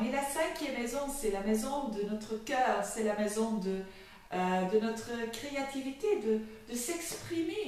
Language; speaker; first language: French; non-native, fluent; Dutch